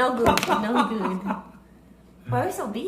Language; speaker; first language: English; native; English